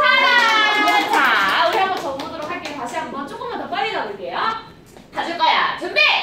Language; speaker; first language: Korean; native; Korean